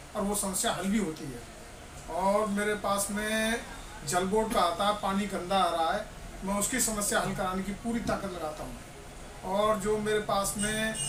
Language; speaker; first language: Hindi; native; Hindi